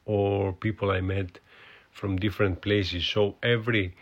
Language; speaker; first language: English; non-native, fluent; Greek